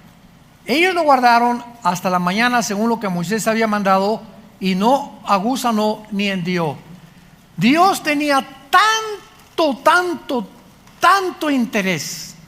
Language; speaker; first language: Spanish; native; Spanish